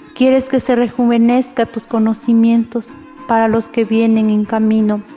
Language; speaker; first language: Spanish; non-native, local second language; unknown